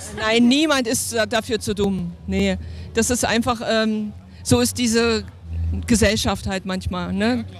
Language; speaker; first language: German; native; German